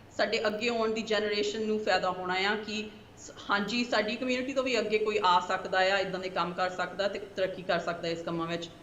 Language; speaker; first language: Punjabi; early bilingual, heritage; Punjabi